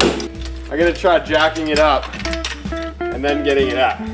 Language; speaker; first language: English; native; English